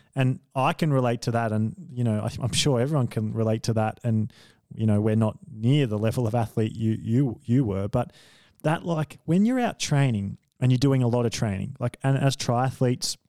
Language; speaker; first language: English; native; English